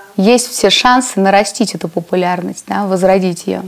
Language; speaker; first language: Russian; native; Russian